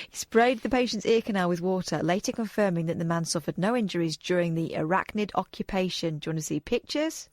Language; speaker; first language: English; native; English